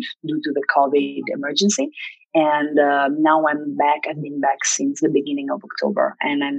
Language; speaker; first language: English; non-native, fluent; Italian